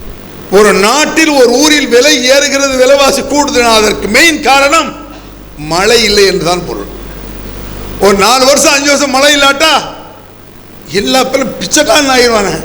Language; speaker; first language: Tamil; native; Tamil